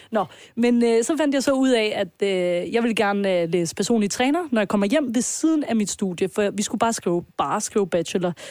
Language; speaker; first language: Danish; early bilingual, other home language; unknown